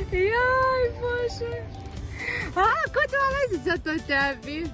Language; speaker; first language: Bosnian; native; Bosnian